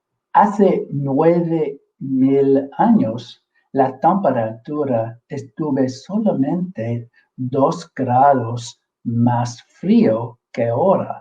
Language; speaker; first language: Spanish; non-native, fluent; English